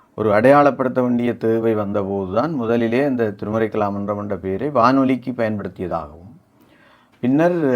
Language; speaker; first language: Tamil; native; Tamil